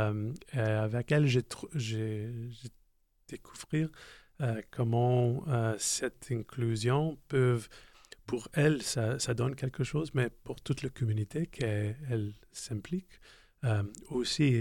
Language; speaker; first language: French; non-native, learner; English